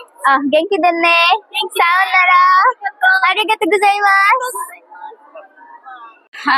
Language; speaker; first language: Japanese; non-native, learner; Bangla